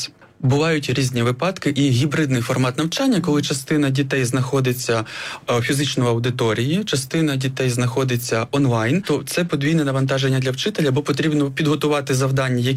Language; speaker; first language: Ukrainian; native; Ukrainian